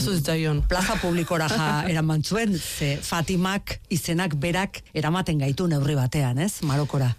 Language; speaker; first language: Basque; native; Basque